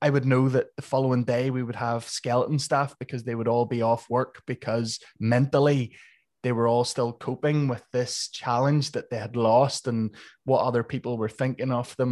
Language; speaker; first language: English; native; English